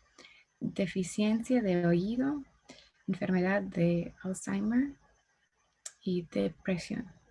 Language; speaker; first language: Spanish; non-native, learner; English